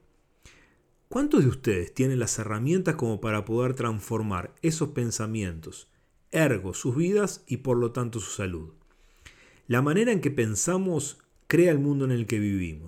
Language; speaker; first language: Spanish; native; Spanish